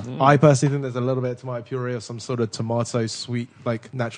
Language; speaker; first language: English; native; English